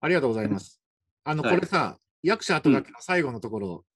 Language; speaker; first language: Japanese; native; Japanese